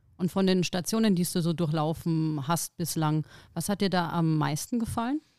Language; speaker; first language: German; native; German